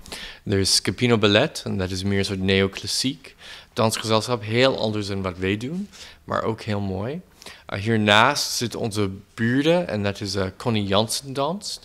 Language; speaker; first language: Dutch; non-native, fluent; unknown